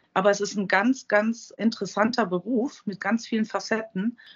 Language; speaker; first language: German; native; German